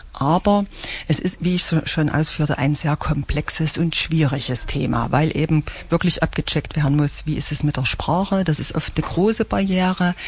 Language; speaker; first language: German; native; German